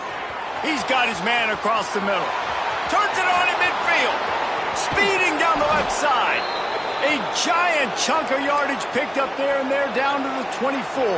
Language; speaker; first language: English; native; English